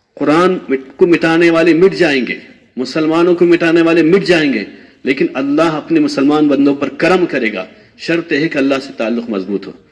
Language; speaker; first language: Urdu; native; Urdu